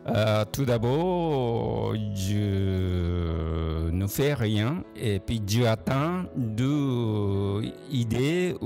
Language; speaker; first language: French; non-native, learner; Japanese